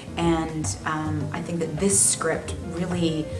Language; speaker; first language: English; native; English